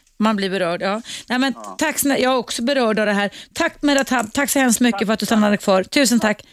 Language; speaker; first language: Swedish; native; Swedish